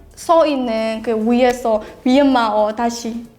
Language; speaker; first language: Korean; non-native, fluent; Burmese